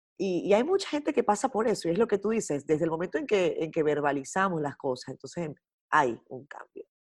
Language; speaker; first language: Spanish; native; Spanish